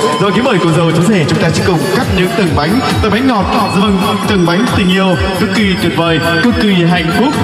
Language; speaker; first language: Vietnamese; non-native, local second language; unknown